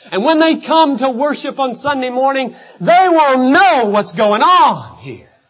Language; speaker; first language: English; native; English